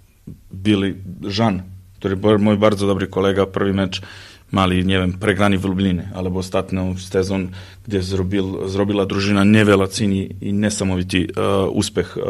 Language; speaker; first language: Polish; non-native, learner; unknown